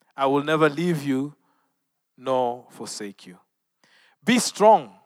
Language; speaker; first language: English; non-native, local second language; Luo (Kenya and Tanzania)